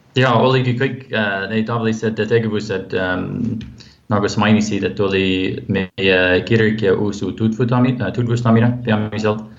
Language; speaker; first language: Estonian; non-native, fluent; English